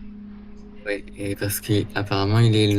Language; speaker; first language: French; native; French